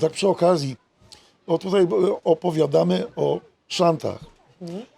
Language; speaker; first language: Polish; native; Polish